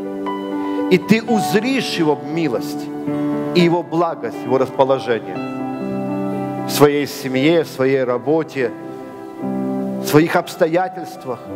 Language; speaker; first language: Russian; native; Russian